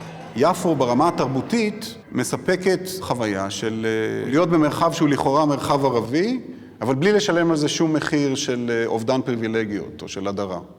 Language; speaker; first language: Hebrew; native; Hebrew